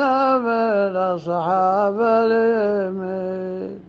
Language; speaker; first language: Arabic; native; Arabic